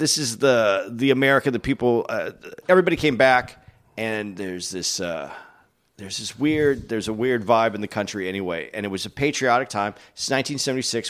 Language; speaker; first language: English; native; English